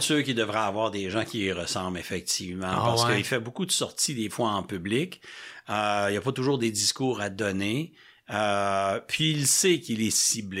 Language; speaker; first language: French; native; French